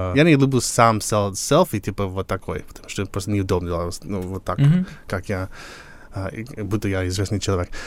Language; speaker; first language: Russian; non-native, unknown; English